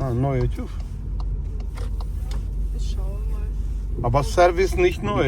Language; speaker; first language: German; non-native, learner; Ukrainian